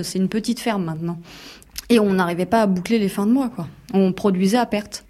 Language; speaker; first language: French; native; French